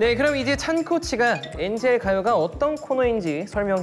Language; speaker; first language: Korean; native; Korean